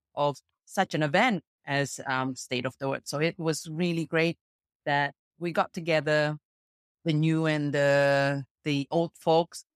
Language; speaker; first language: English; non-native, fluent; Indonesian